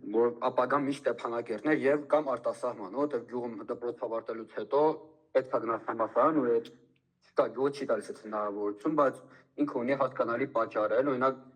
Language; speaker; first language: Armenian; native; Armenian